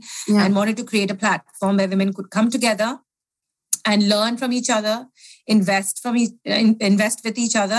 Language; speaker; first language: English; non-native, local second language; Hindi